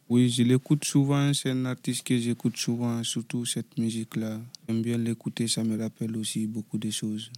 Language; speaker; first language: French; non-native, local second language; Fula